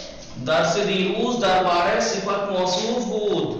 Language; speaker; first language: Persian; non-native, fluent; Urdu